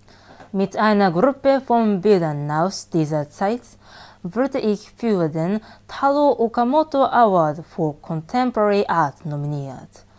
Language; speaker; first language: German; non-native, learner; Japanese